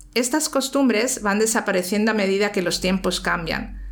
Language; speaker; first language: Spanish; native; Spanish